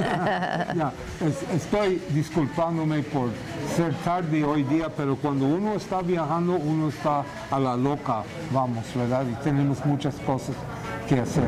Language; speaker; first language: Spanish; non-native, fluent; English